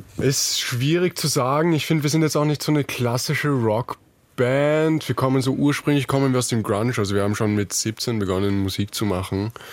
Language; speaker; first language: German; native; German